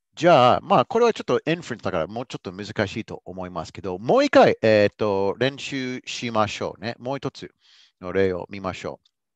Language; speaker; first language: Japanese; non-native, fluent; English